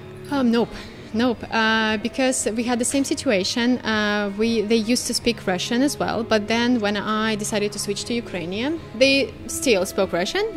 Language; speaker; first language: English; non-native, fluent; Ukrainian